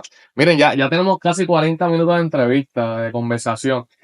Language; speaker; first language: Spanish; native; Spanish